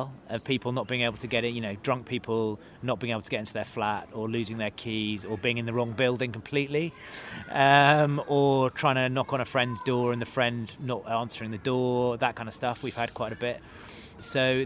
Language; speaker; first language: English; native; English